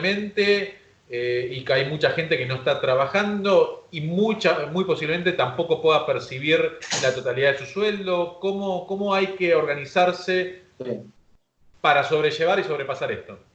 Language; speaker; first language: Spanish; native; Spanish